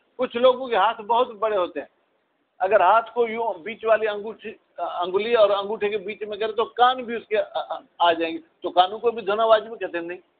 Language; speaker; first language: Urdu; non-native, local second language; Sindhi